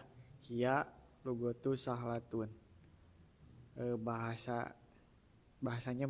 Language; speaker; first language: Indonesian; non-native, learner; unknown